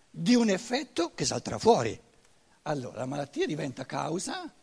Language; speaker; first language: Italian; non-native, fluent; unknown